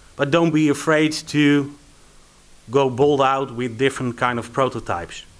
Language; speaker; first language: English; non-native, fluent; Dutch